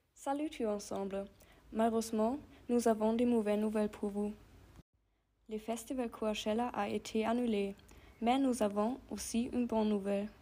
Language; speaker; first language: French; non-native, learner; German